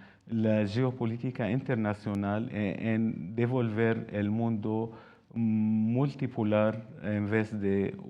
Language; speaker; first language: Spanish; non-native, fluent; Arabic